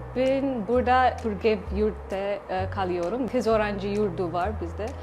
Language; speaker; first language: Turkish; non-native, learner; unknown